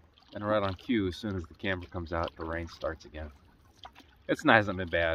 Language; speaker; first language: English; native; English